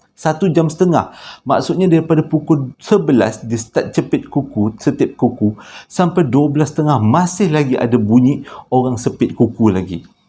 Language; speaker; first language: Malay; native; Malay